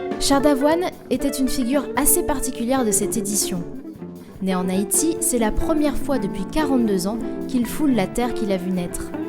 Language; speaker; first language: French; native; French